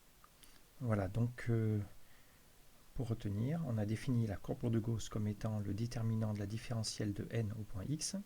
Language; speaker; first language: French; native; French